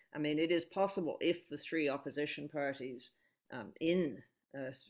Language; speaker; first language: English; native; English